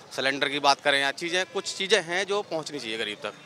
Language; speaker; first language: Hindi; native; Hindi